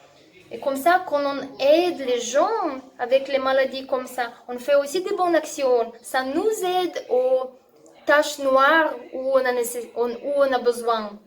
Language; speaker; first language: French; non-native, learner; Russian